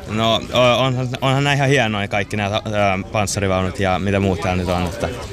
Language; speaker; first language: Finnish; native; Finnish